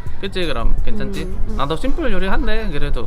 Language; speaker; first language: Korean; non-native, learner; Spanish